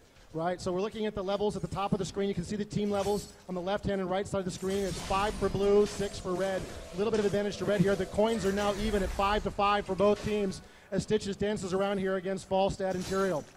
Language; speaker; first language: English; native; English